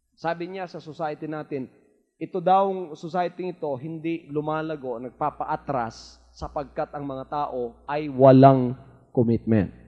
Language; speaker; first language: Filipino; non-native, local second language; Cebuano